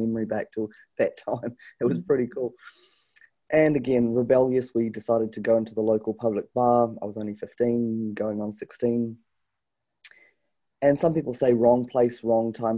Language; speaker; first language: English; native; English